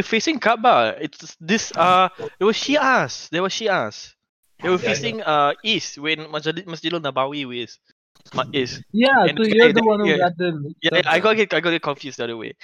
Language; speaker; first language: English; non-native, local second language; Malay